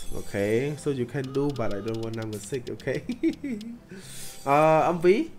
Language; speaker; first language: English; non-native, learner; Khmer